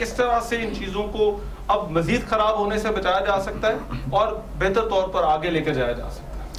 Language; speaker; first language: Urdu; native; Urdu